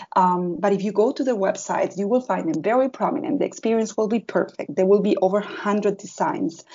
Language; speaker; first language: English; non-native, fluent; Spanish